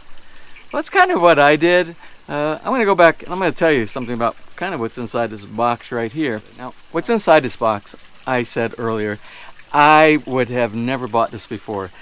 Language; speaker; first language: English; native; English